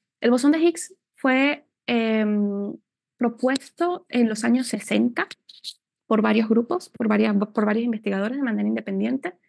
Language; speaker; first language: Spanish; native; Spanish